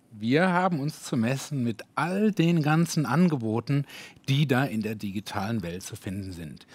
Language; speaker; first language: German; native; German